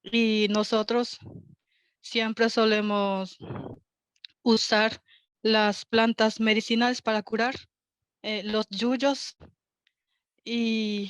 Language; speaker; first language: Spanish; non-native, local second language; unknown